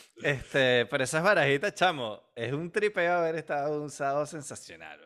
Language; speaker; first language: Spanish; native; Spanish